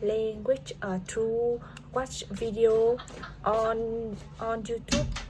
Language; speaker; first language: English; non-native, learner; Vietnamese